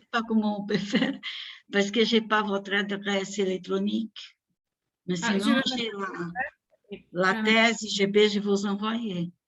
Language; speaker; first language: French; non-native, fluent; Portuguese